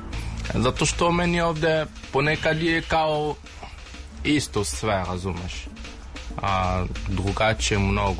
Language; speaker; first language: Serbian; non-native, fluent; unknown